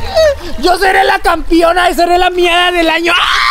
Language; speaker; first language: Spanish; native; Spanish